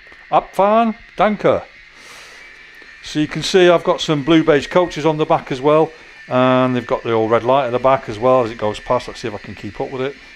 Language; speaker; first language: English; native; English